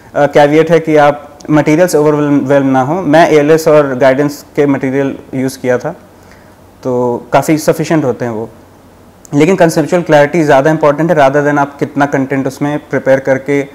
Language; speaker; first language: Hindi; native; Hindi